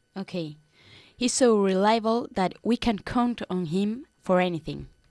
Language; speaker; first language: English; non-native, fluent; Spanish